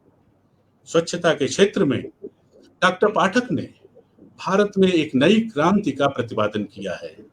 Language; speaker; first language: Hindi; native; Hindi